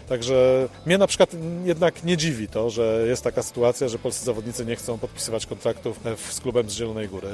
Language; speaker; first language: Polish; native; Polish